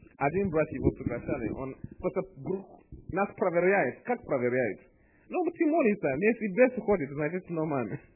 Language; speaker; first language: Russian; non-native, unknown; English